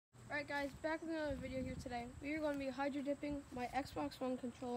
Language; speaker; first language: English; native; English